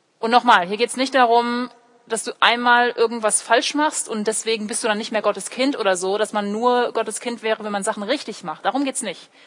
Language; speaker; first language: German; early bilingual, other home language; English